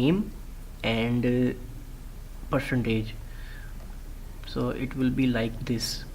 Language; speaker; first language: English; non-native, local second language; Urdu